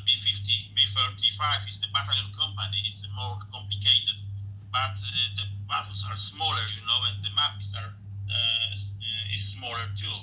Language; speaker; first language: English; non-native, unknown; Polish